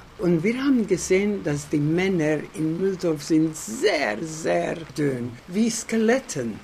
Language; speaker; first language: German; non-native, fluent; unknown